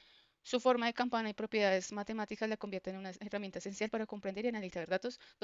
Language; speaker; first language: Spanish; native; Spanish